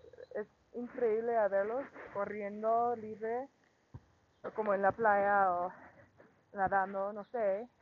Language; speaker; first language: Spanish; non-native, learner; English